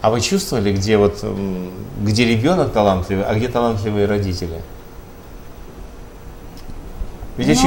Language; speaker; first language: Russian; native; Russian